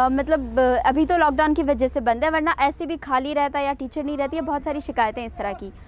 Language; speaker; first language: Hindi; native; Hindi